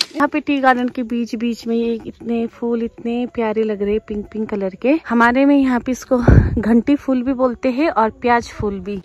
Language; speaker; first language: Hindi; non-native, local second language; Nepali